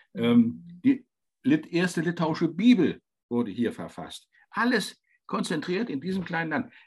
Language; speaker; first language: German; native; German